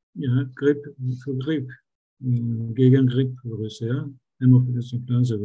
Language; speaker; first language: German; non-native, learner; Turkish